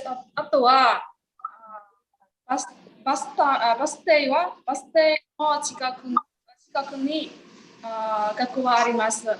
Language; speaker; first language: Japanese; non-native, learner; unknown